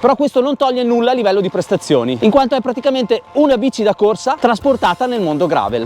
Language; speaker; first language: Italian; native; Italian